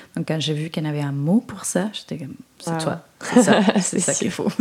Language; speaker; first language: French; non-native, fluent; Spanish